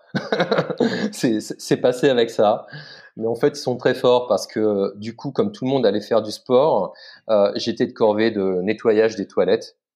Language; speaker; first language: French; native; French